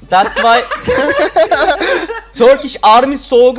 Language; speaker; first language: English; non-native, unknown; Turkish